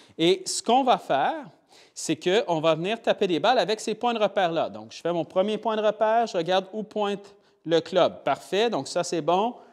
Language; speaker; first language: French; native; French